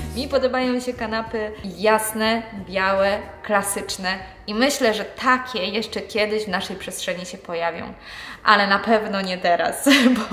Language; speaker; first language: Polish; native; Polish